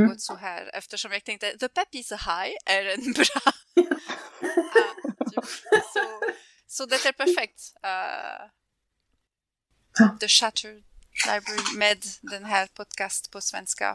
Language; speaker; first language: Swedish; non-native, fluent; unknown